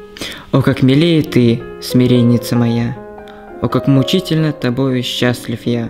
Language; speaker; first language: Russian; native; Russian